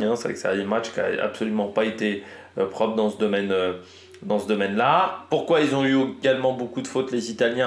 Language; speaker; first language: French; native; French